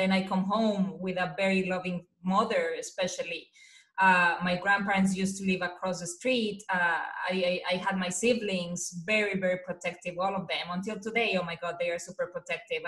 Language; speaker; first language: English; non-native, fluent; Spanish